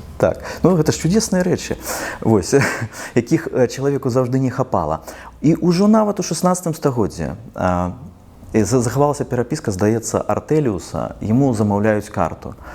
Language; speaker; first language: Belarusian; non-native, local second language; Russian